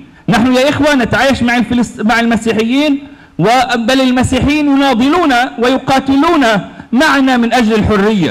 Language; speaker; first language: Arabic; native; Arabic